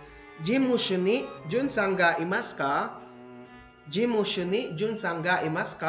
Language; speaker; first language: Japanese; non-native, fluent; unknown